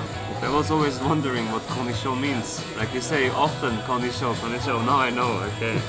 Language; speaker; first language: English; non-native, fluent; German